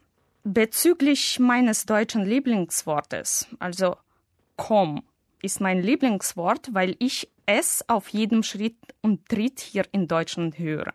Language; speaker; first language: German; non-native, fluent; Russian